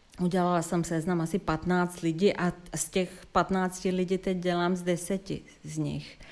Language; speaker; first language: Czech; non-native, fluent; Serbian